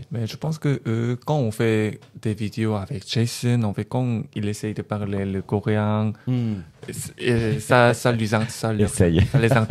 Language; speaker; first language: French; non-native, learner; Korean